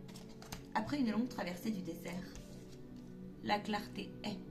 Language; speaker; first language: French; native; French